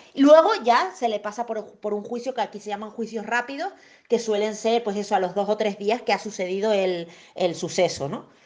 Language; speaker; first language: Spanish; native; Spanish